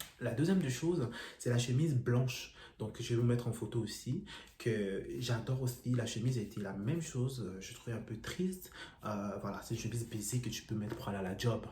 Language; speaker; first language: French; non-native, local second language; Lingala